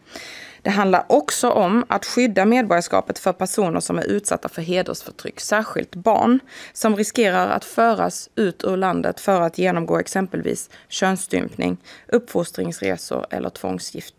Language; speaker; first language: Swedish; native; Swedish